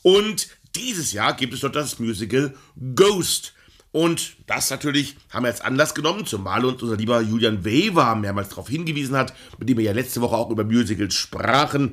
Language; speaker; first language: German; native; German